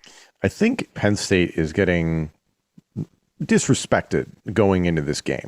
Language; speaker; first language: English; native; English